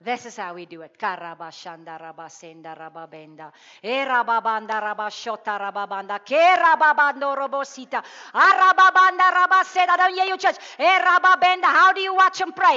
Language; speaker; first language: English; non-native, local second language; Afrikaans